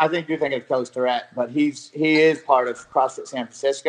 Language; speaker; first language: English; native; English